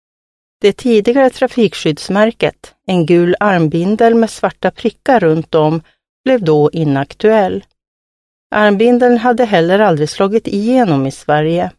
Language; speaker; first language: Swedish; native; Swedish